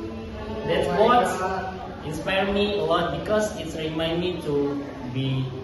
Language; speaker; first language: English; non-native, learner; Indonesian